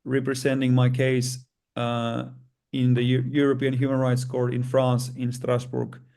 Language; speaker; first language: English; non-native, fluent; Finnish